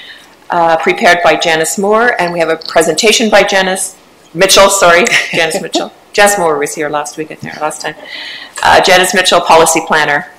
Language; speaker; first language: English; native; English